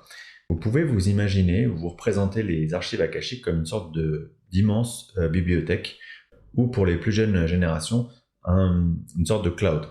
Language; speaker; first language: French; native; French